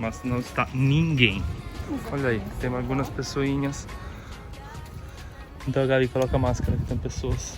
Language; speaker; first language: Portuguese; non-native, learner; Italian